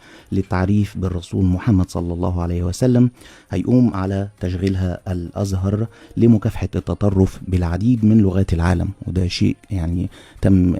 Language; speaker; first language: Arabic; native; Arabic